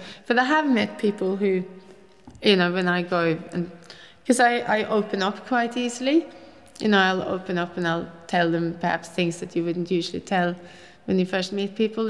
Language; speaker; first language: English; non-native, fluent; Norwegian